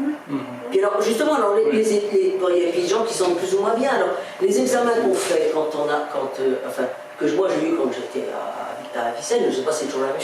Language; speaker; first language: French; native; French